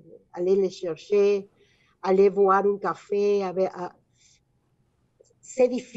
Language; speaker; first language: French; non-native, fluent; Spanish